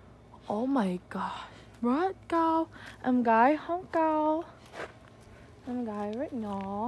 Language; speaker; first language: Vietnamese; non-native, learner; English